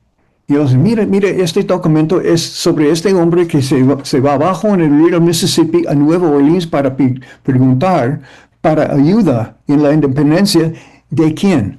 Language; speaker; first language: Spanish; early bilingual, heritage; English